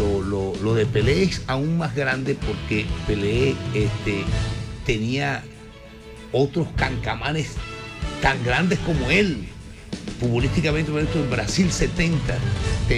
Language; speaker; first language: Spanish; native; Spanish